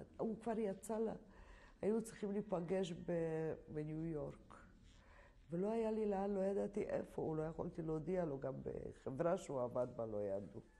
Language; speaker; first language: Hebrew; non-native, fluent; Polish